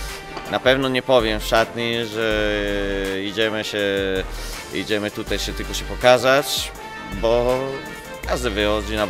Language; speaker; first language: Polish; non-native, fluent; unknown